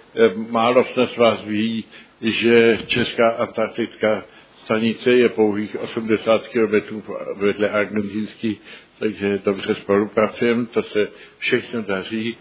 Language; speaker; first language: Czech; early bilingual, heritage; Czech